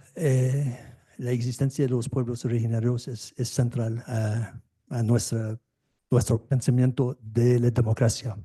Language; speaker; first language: Spanish; non-native, fluent; French